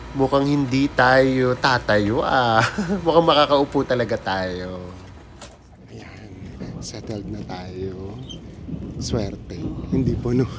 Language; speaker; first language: Filipino; native; Filipino